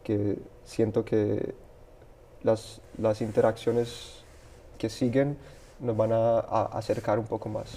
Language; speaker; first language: Spanish; early bilingual, heritage; Spanish